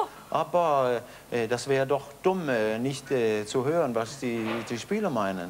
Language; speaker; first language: German; non-native, fluent; Danish